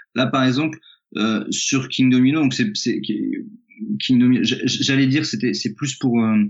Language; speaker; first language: French; native; French